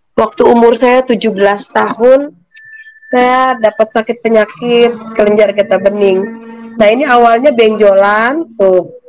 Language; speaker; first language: Indonesian; native; Indonesian